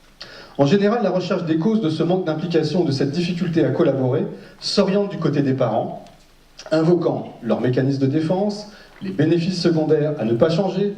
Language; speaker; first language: French; native; French